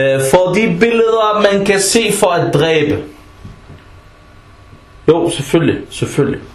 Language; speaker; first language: Danish; non-native, fluent; Arabic